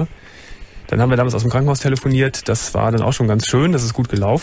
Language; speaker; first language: German; native; German